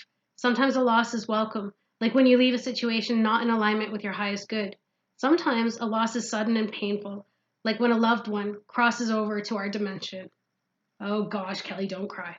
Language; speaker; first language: English; native; English